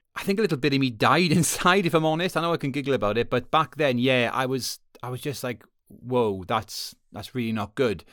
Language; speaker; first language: English; native; English